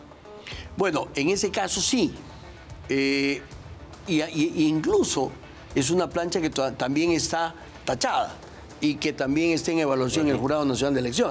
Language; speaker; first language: Spanish; native; Spanish